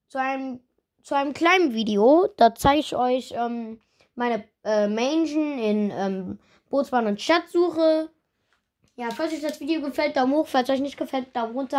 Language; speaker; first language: German; native; German